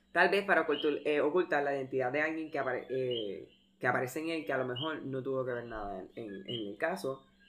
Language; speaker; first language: Spanish; early bilingual, heritage; Spanish